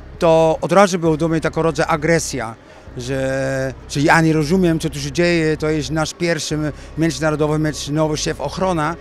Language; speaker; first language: Polish; non-native, learner; Dutch